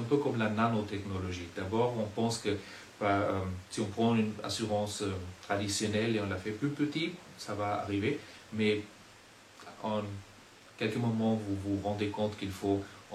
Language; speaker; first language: French; non-native, fluent; German